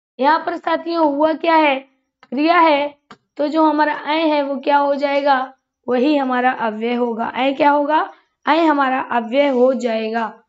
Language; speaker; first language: Hindi; native; Hindi